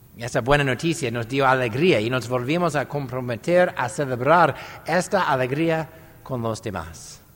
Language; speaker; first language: Spanish; non-native, fluent; English